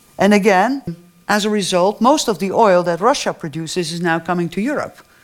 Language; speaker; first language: English; non-native, fluent; Dutch